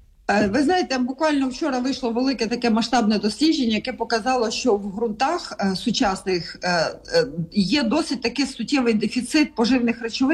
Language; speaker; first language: Ukrainian; native; Ukrainian